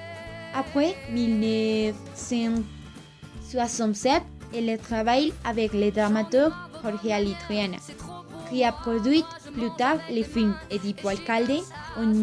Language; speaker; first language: French; non-native, learner; Spanish